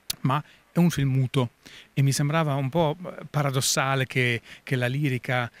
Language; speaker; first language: Italian; native; Italian